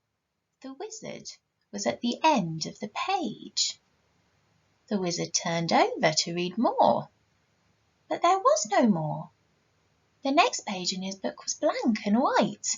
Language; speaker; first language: English; native; English